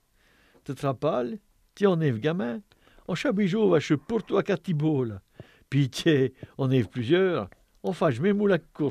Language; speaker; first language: French; native; French